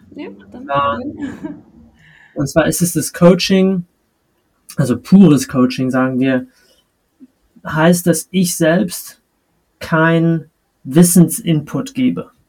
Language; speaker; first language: German; native; German